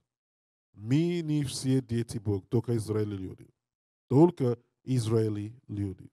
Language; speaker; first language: Russian; non-native, learner; English